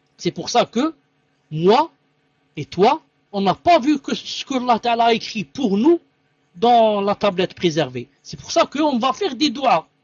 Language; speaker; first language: French; non-native, local second language; Arabic